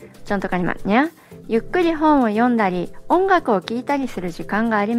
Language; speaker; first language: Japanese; non-native, fluent; Indonesian